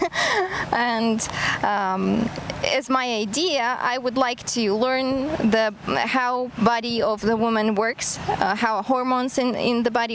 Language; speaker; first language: English; non-native, fluent; Kazakh